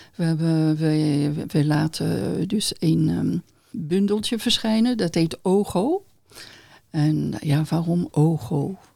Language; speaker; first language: Dutch; non-native, fluent; French